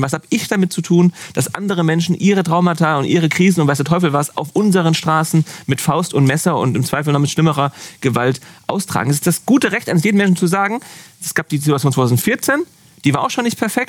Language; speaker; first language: German; native; German